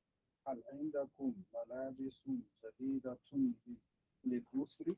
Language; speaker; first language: Arabic; non-native, learner; English